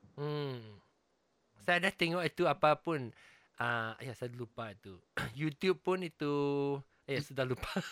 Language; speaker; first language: Malay; non-native, local second language; Chinese